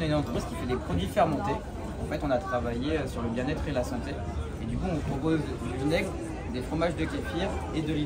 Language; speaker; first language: French; native; French